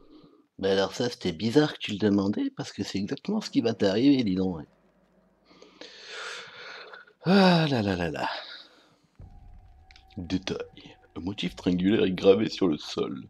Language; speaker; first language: French; native; French